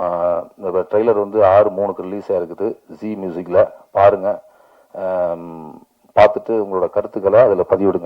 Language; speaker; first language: Tamil; native; Tamil